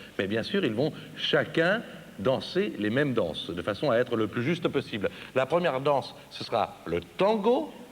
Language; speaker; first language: French; native; French